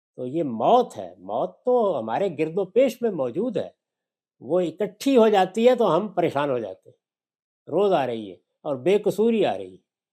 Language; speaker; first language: Urdu; non-native, local second language; Punjabi